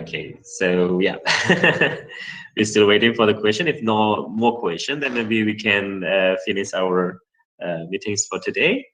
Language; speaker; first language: English; non-native, fluent; Indonesian